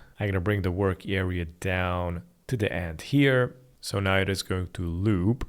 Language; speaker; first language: English; non-native, fluent; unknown